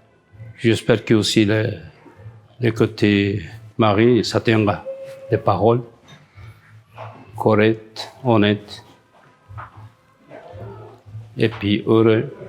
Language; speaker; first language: French; non-native, learner; Turkish